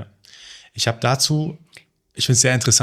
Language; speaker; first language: German; early bilingual, other home language; Persian